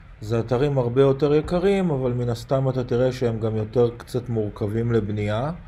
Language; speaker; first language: Hebrew; native; Hebrew